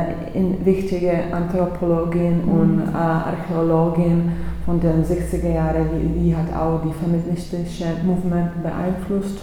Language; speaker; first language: German; non-native, fluent; Czech